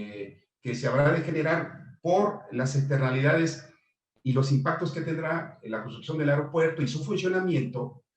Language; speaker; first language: Spanish; native; Spanish